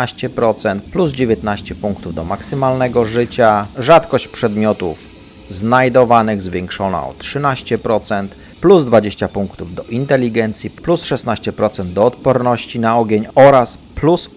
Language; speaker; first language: Polish; native; Polish